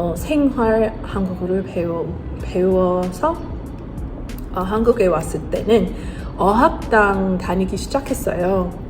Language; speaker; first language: Korean; non-native, fluent; English